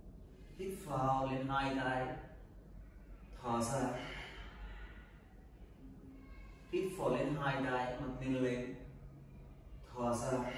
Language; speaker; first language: Vietnamese; non-native, learner; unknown